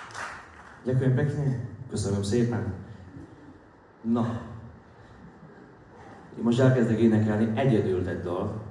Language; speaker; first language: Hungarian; non-native, fluent; Slovak